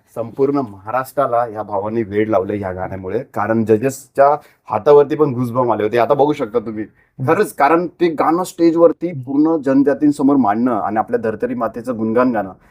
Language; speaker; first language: Marathi; native; Marathi